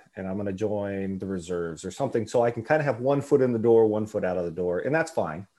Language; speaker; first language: English; native; English